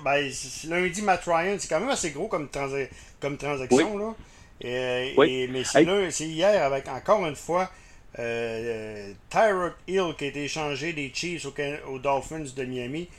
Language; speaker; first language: French; native; French